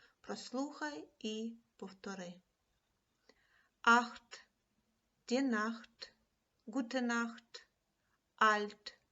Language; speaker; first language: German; non-native, fluent; Ukrainian